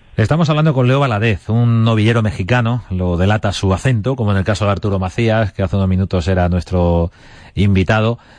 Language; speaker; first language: Spanish; native; Spanish